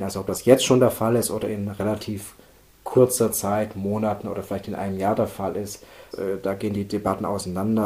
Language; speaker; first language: German; native; German